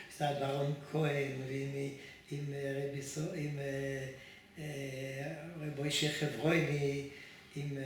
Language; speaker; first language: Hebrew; non-native, fluent; French